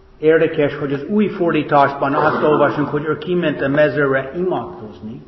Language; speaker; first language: Hungarian; non-native, fluent; English